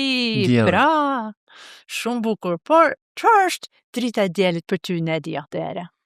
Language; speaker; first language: Albanian; non-native, fluent; Norwegian